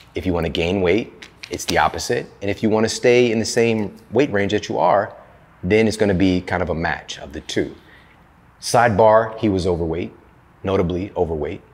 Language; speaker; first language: English; native; English